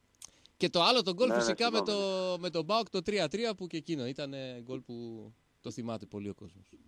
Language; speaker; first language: Greek; native; Greek